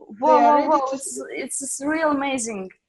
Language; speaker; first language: English; non-native, learner; Russian